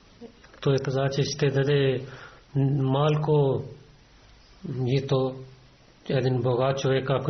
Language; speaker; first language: Bulgarian; non-native, fluent; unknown